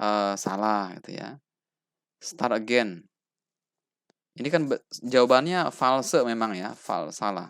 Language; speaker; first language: Indonesian; native; Indonesian